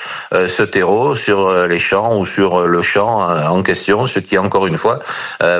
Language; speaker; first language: French; native; French